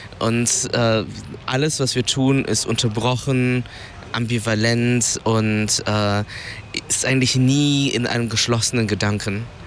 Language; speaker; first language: German; early bilingual, other home language; Vietnamese